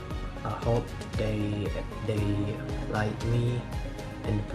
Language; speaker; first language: English; non-native, learner; Indonesian